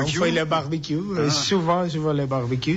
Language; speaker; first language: French; non-native, learner; English